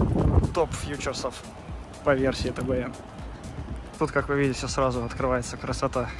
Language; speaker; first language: Russian; native; Russian